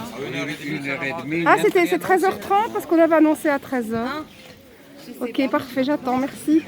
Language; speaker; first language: French; native; French